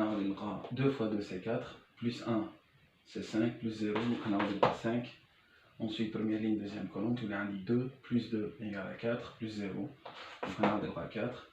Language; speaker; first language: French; non-native, local second language; Arabic